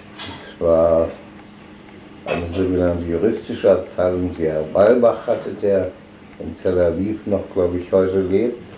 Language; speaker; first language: German; native; German